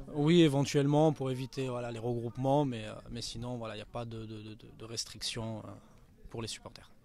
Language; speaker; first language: French; native; French